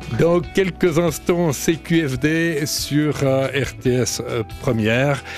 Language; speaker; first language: French; native; French